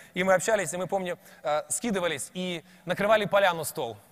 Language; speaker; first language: Russian; native; Russian